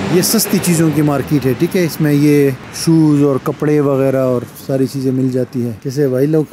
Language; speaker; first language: Urdu; native; Urdu